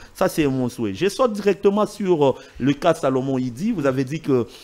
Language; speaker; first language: French; non-native, local second language; Swahili